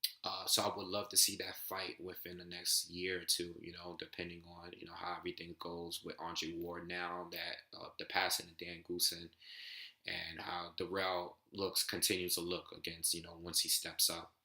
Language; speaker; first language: English; native; English